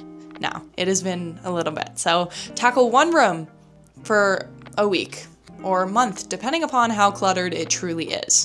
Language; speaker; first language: English; native; English